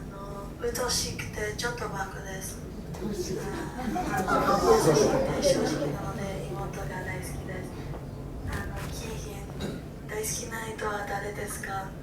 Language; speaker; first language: Japanese; non-native, learner; English